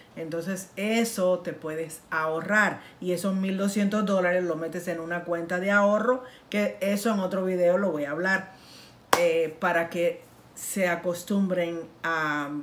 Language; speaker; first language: Spanish; native; Spanish